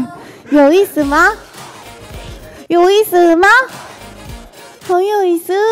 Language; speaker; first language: Chinese; non-native, learner; Korean